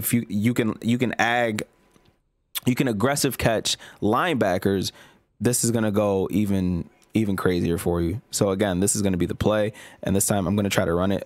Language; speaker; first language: English; native; English